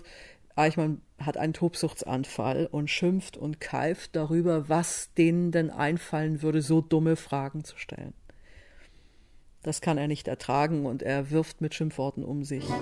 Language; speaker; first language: German; native; German